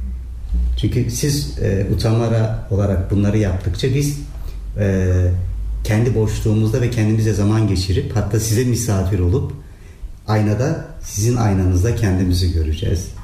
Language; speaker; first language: Turkish; native; Turkish